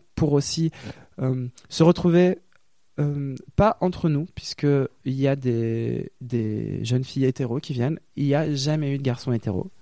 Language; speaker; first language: French; native; French